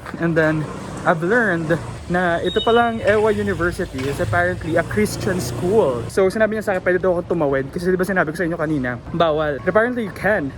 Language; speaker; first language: Filipino; native; Filipino